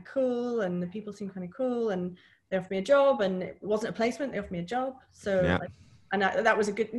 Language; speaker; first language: English; native; English